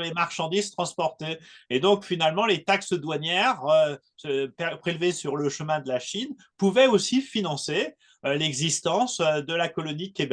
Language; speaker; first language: French; native; French